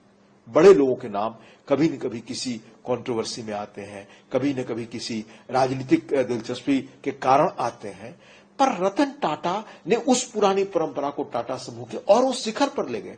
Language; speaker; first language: Hindi; native; Hindi